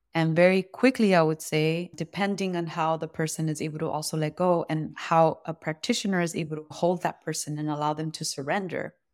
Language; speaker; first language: English; native; English